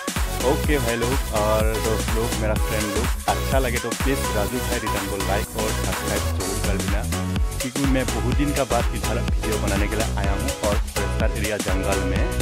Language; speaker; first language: Hindi; non-native, local second language; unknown